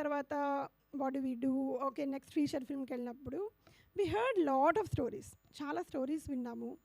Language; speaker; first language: Telugu; native; Telugu